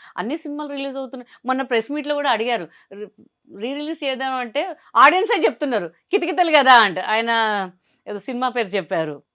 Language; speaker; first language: Telugu; non-native, local second language; Hindi